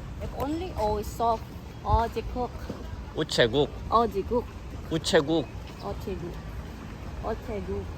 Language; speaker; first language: Korean; non-native, learner; Filipino